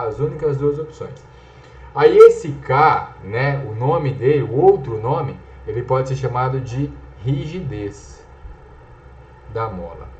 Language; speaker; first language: Portuguese; native; Portuguese